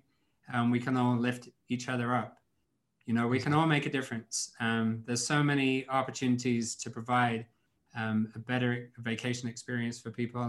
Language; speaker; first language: English; native; English